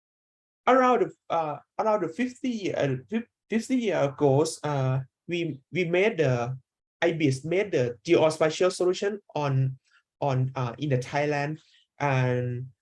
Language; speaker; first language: English; non-native, learner; Thai